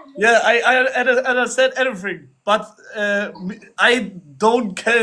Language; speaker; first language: English; non-native, learner; German